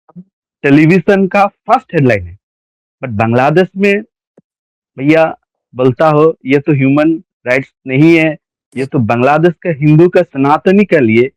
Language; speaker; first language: Hindi; non-native, learner; Bangla